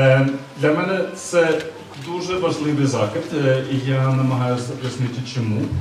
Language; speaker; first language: Ukrainian; non-native, fluent; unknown